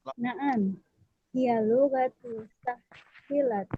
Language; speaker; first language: Arabic; non-native, learner; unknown